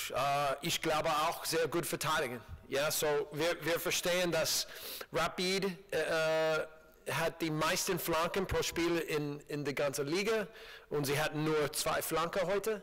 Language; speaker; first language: German; non-native, learner; English